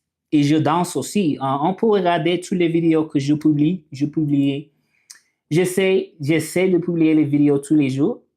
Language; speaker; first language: French; non-native, learner; English